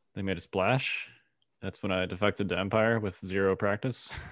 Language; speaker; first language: English; native; English